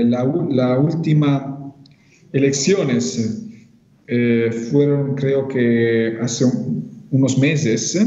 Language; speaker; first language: Spanish; non-native, fluent; Italian